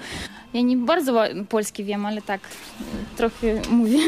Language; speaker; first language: Polish; non-native, learner; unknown